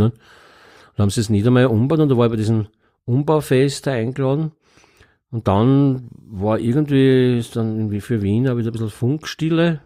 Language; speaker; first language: German; native; German